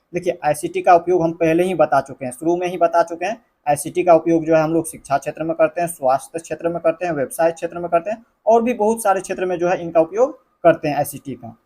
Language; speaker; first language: Hindi; native; Hindi